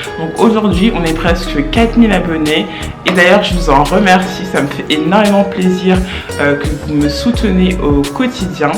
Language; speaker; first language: French; native; French